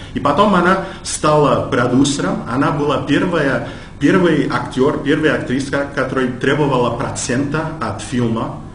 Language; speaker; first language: Russian; non-native, fluent; English